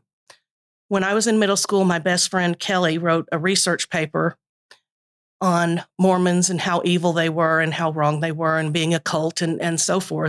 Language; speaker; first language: English; native; English